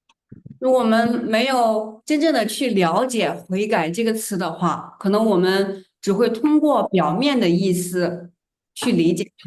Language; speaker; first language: Chinese; native; Chinese